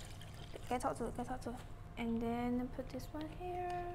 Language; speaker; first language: English; non-native, fluent; Chinese